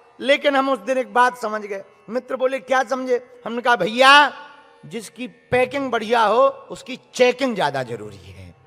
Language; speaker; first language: Hindi; native; Hindi